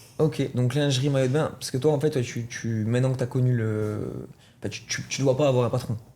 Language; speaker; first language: French; native; French